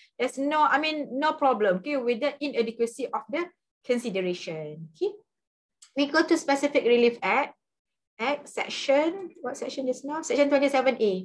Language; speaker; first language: English; non-native, local second language; Malay